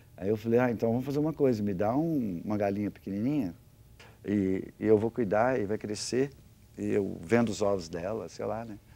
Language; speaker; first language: Portuguese; native; Portuguese